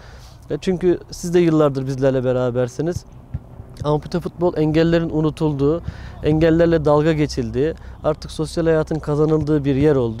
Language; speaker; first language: Turkish; native; Turkish